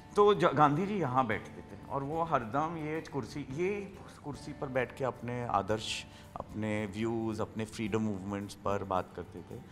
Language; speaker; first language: Hindi; native; Hindi